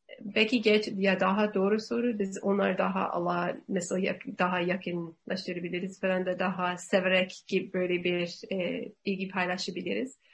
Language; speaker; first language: Turkish; non-native, learner; English